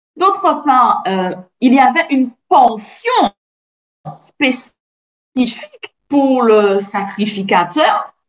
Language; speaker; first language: French; native; French